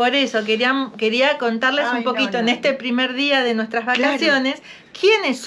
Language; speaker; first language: Spanish; native; Spanish